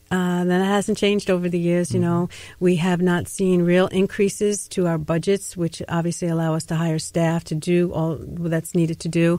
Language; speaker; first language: English; native; English